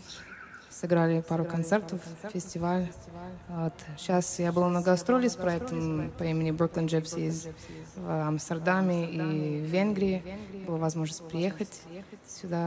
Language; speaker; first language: Russian; early bilingual, heritage; Russian